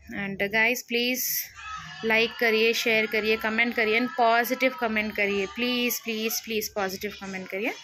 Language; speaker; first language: Hindi; non-native, local second language; Urdu